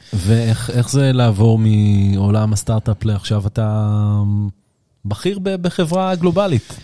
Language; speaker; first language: Hebrew; native; Hebrew